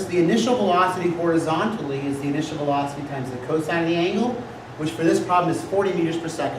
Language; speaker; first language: English; native; English